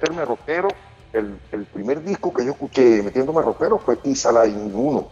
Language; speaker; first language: Spanish; native; Spanish